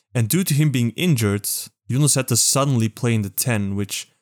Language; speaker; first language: English; non-native, fluent; Dutch